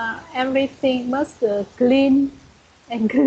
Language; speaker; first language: English; non-native, learner; Vietnamese